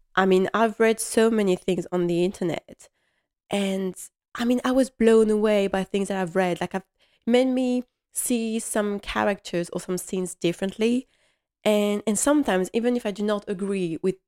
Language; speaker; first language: English; non-native, fluent; French